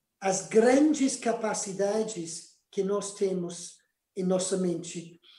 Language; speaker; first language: Portuguese; non-native, fluent; Spanish